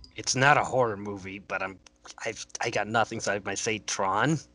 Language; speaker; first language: English; non-native, fluent; Spanish